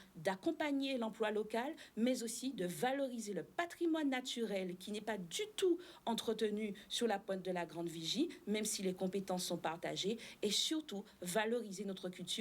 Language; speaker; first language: French; native; French